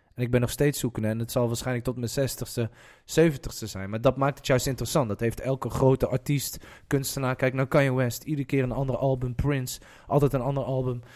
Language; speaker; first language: Dutch; early bilingual, other home language; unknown